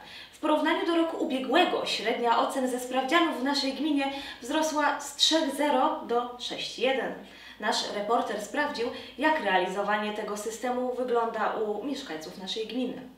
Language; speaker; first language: Polish; native; Polish